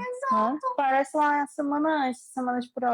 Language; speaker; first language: Portuguese; native; Portuguese